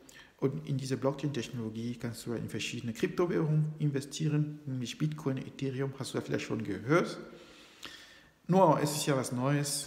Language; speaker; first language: German; non-native, fluent; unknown